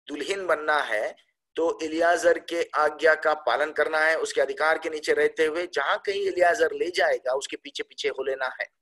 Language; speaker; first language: Hindi; non-native, local second language; Telugu